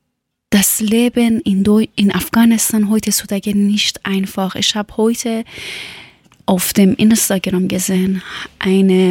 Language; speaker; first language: German; non-native, learner; Persian